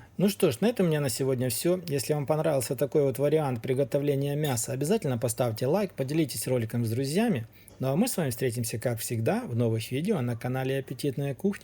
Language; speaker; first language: Russian; native; Russian